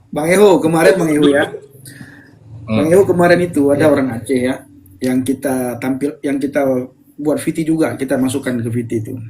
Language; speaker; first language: Indonesian; native; Indonesian